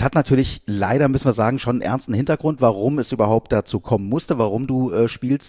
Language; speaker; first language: German; native; German